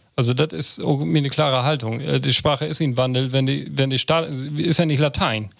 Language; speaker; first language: German; non-native, local second language; Low German